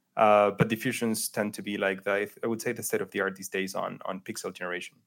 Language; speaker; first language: English; non-native, fluent; Spanish